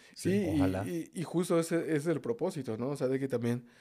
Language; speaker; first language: Spanish; native; Spanish